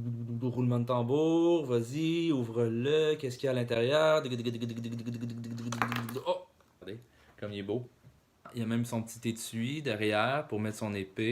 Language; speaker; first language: French; native; French